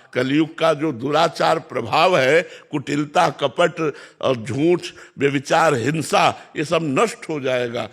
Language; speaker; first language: Hindi; native; Hindi